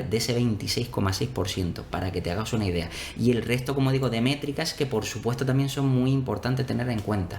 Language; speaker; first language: Spanish; native; Spanish